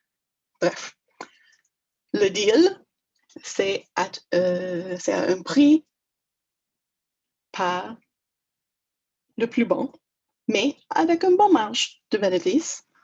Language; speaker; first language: French; non-native, fluent; English